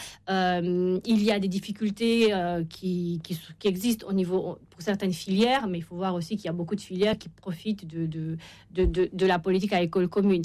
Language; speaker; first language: French; non-native, fluent; Romanian